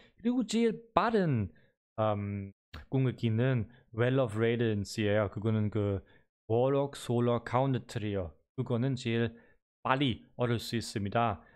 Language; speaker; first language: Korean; non-native, learner; German